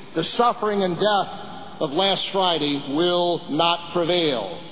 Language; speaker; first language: English; native; English